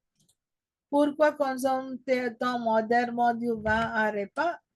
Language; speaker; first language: French; non-native, learner; Telugu